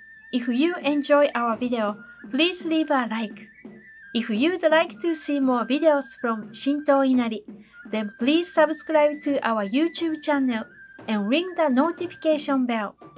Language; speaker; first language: English; non-native, fluent; Japanese